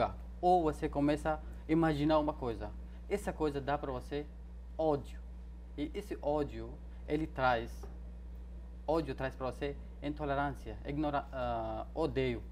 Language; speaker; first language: Portuguese; non-native, fluent; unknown